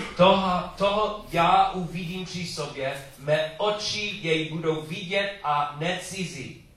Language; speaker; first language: Czech; non-native, learner; English